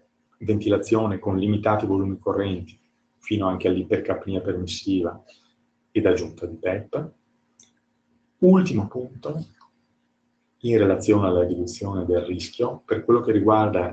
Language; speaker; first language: Italian; native; Italian